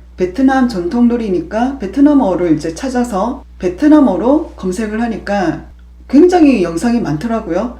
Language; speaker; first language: Korean; native; Korean